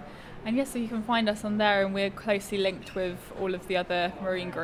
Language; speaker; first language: English; native; English